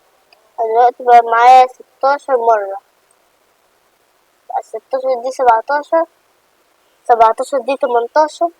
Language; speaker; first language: Arabic; native; Arabic